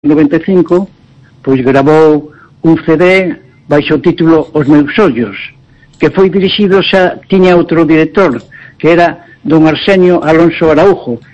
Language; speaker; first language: Galician; native; Galician